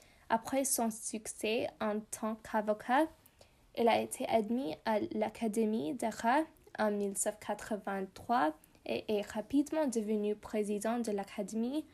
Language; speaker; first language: French; non-native, learner; English